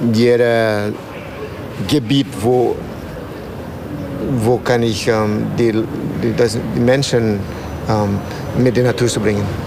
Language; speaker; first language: German; non-native, learner; Spanish